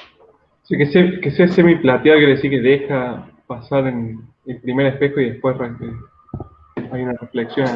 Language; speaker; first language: Spanish; native; Spanish